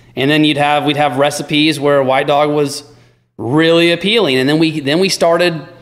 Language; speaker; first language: English; native; English